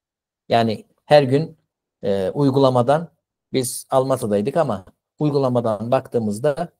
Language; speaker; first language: Turkish; native; Turkish